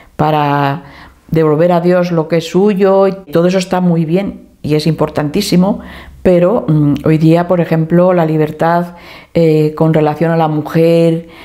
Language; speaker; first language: Spanish; native; Spanish